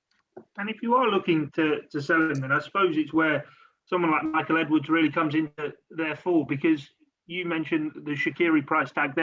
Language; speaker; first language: English; native; English